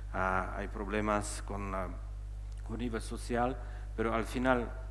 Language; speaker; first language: Spanish; non-native, fluent; Czech